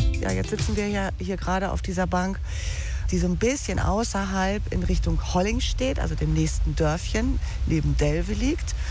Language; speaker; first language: German; native; German